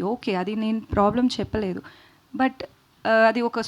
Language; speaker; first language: Telugu; non-native, learner; Tamil